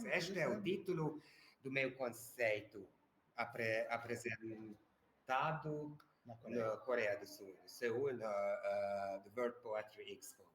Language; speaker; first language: Portuguese; non-native, learner; Hungarian